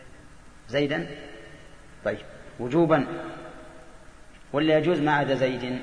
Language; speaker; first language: Arabic; native; Arabic